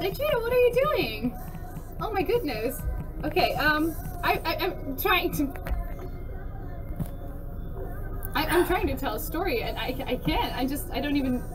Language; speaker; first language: English; early bilingual, other home language; Dutch